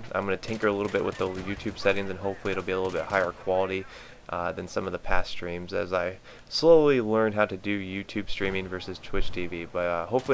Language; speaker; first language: English; native; English